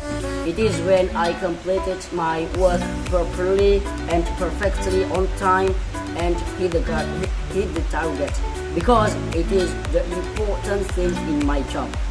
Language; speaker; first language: English; non-native, learner; Indonesian